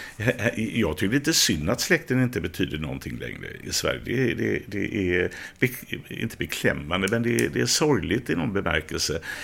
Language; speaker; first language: Swedish; native; Swedish